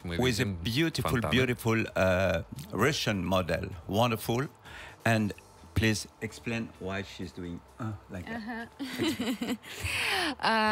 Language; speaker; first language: English; non-native, learner; French